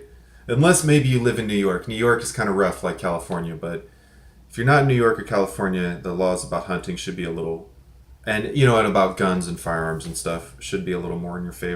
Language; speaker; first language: English; native; English